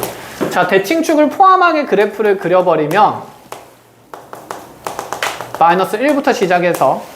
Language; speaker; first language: Korean; native; Korean